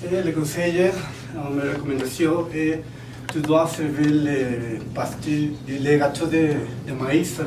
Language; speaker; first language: French; non-native, learner; Spanish